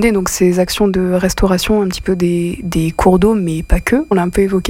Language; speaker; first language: French; native; French